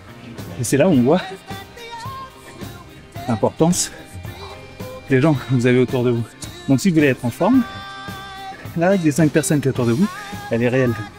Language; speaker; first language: French; native; French